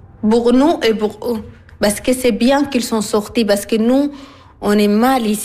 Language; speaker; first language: French; non-native, learner; Arabic